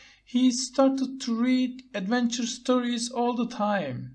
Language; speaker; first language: English; non-native, fluent; Turkish